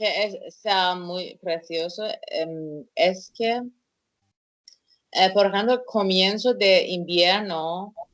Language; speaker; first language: Spanish; non-native, fluent; Persian